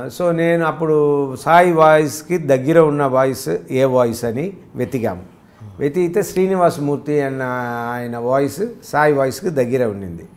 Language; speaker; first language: Telugu; native; Telugu